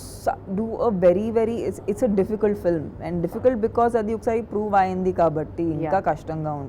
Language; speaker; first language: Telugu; non-native, fluent; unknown